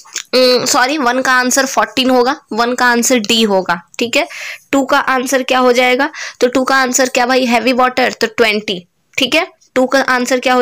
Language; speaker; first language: Hindi; native; Hindi